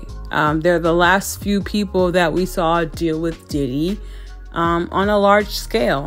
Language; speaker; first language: English; native; English